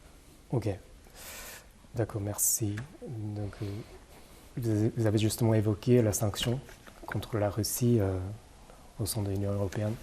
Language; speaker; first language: French; non-native, fluent; Japanese